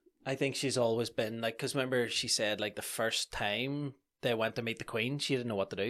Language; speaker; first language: English; native; English